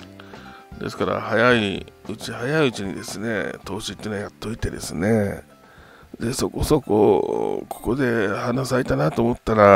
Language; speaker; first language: Japanese; native; Japanese